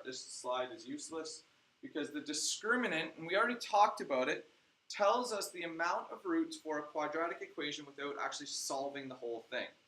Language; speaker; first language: English; native; English